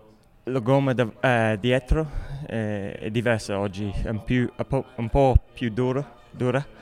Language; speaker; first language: Italian; non-native, learner; English